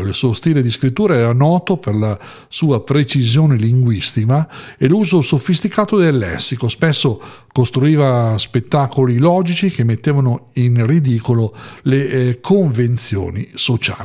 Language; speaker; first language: Italian; native; Italian